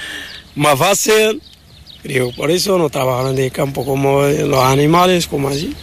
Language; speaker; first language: Spanish; non-native, learner; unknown